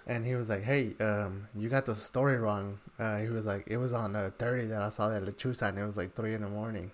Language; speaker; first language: English; early bilingual, other home language; Spanish